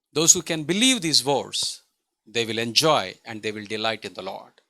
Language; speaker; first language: English; non-native, local second language; Telugu